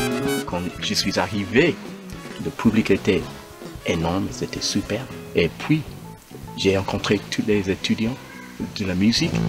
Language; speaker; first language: French; non-native, learner; English